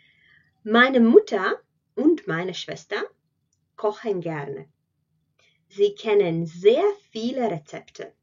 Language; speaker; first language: German; non-native, fluent; Latvian